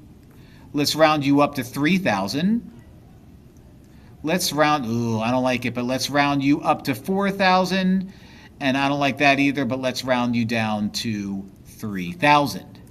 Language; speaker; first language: English; native; English